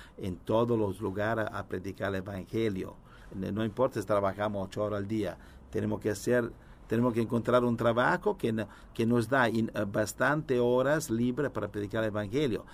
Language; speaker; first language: Spanish; non-native, learner; Italian